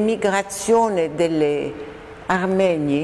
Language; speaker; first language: Italian; non-native, fluent; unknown